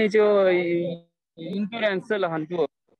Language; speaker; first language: Chinese; non-native, learner; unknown